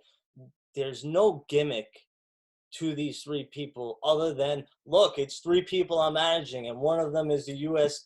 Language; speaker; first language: English; native; English